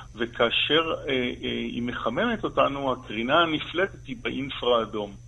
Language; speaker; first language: Hebrew; native; Hebrew